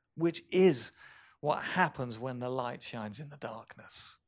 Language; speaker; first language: English; native; English